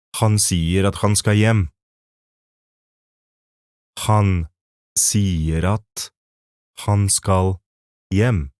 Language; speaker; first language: Norwegian; non-native, fluent; Polish